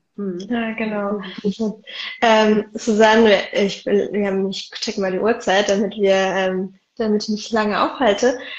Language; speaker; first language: German; early bilingual, other home language; Arabic